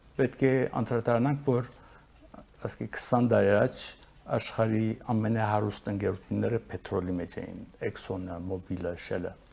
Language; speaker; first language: Armenian; early bilingual, heritage; Armenian